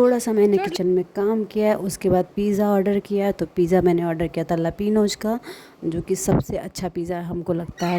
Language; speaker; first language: Hindi; native; Hindi